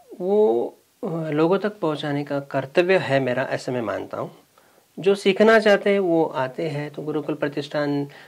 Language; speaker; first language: Hindi; non-native, local second language; Marathi